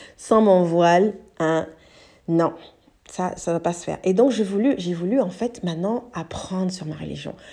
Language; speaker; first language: French; non-native, local second language; English